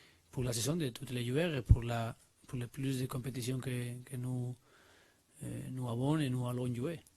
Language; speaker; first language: French; non-native, learner; Spanish